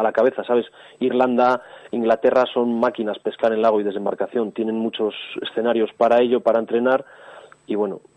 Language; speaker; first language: Spanish; native; Spanish